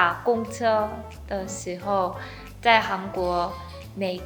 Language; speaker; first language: Chinese; non-native, learner; Korean